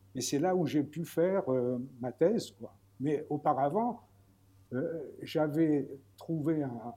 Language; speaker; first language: French; native; French